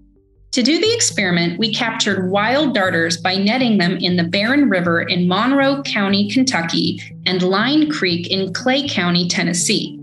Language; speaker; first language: English; native; English